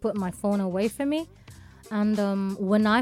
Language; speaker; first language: English; non-native, local second language; Cebuano